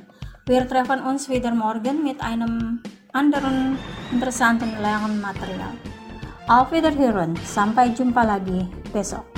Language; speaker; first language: German; non-native, fluent; Indonesian